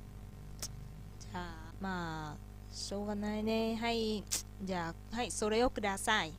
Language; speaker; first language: Japanese; non-native, learner; Vietnamese